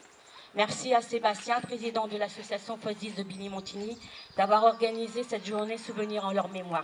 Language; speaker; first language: French; native; French